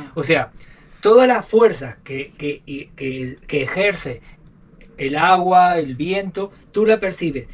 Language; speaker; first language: Spanish; native; Spanish